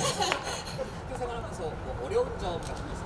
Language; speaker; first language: Korean; native; Korean